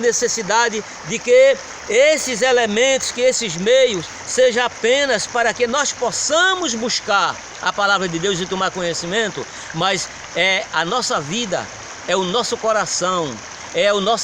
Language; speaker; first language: Portuguese; native; Portuguese